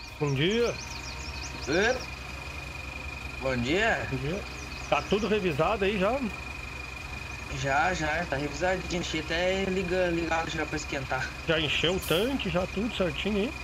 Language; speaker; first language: Portuguese; native; Portuguese